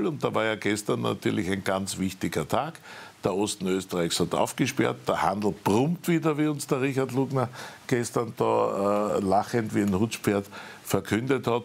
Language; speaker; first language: German; native; German